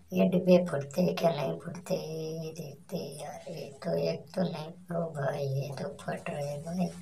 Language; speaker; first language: Hindi; non-native, local second language; Marathi